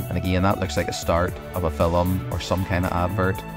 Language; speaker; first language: English; native; English